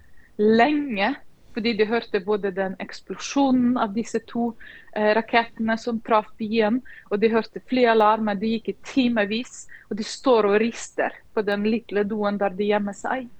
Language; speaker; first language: Norwegian; non-native, fluent; Ukrainian